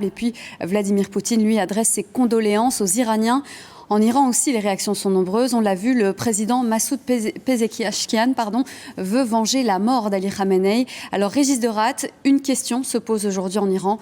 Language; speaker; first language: French; native; French